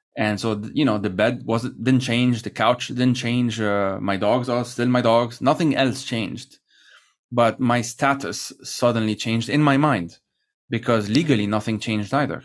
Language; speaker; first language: English; non-native, fluent; Arabic